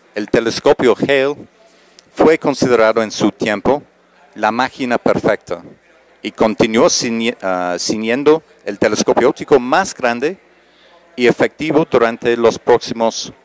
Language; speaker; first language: Spanish; non-native, fluent; English